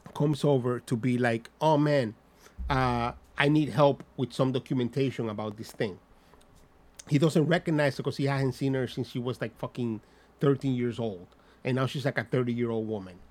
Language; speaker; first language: English; non-native, fluent; Spanish